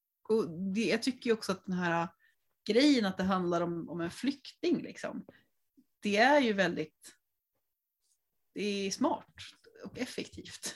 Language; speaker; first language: Swedish; native; Swedish